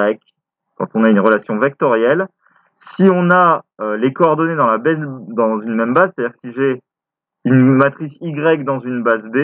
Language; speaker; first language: French; native; French